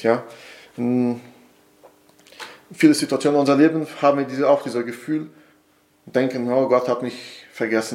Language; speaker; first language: German; non-native, fluent; Portuguese